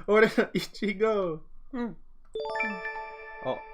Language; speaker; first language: Japanese; non-native, learner; English